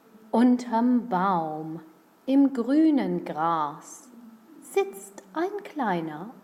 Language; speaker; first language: German; non-native, fluent; English